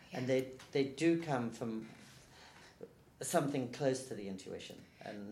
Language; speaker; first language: English; native; English